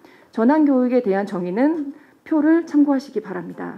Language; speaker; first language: Korean; native; Korean